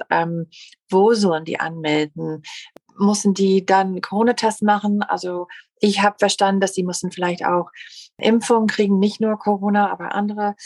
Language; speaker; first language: German; non-native, fluent; English